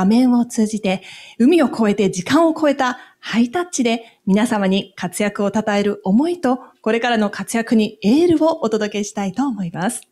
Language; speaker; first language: Japanese; native; Japanese